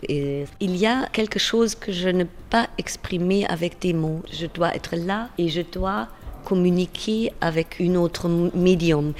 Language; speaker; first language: French; non-native, fluent; German